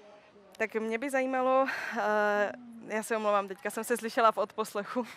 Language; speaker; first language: Czech; native; Czech